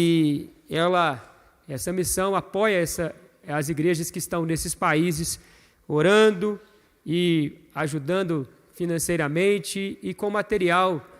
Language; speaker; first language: Portuguese; native; Portuguese